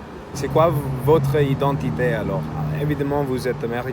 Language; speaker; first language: French; non-native, fluent; English